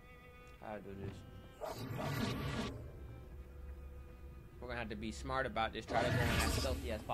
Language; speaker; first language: English; native; English